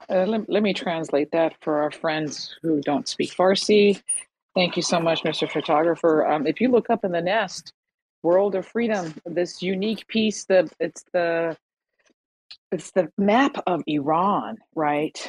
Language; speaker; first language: English; early bilingual, other home language; Persian